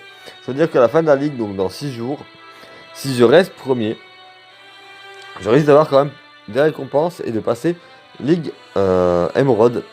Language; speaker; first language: French; native; French